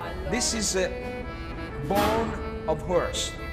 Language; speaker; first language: English; non-native, learner; Italian